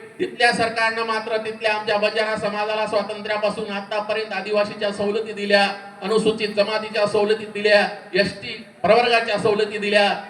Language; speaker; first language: Marathi; non-native, local second language; Lambadi